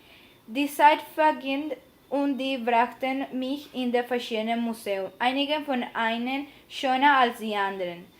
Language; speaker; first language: German; non-native, learner; Spanish